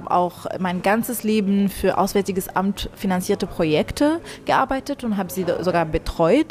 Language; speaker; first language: German; non-native, fluent; Arabic